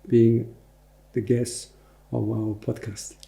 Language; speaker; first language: English; non-native, fluent; Mongolian